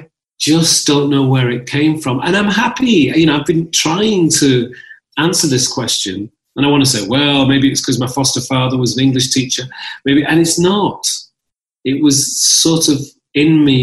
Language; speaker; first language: English; native; English